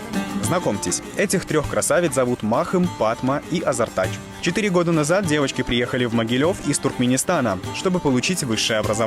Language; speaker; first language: Russian; native; Russian